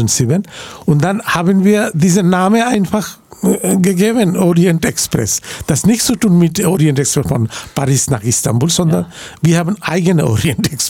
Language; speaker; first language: German; non-native, fluent; Bangla